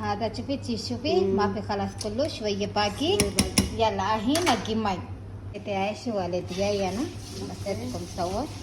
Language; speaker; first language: Arabic; non-native, learner; Urdu